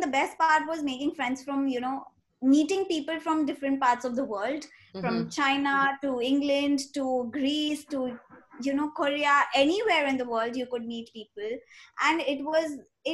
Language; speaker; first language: English; non-native, local second language; Hindi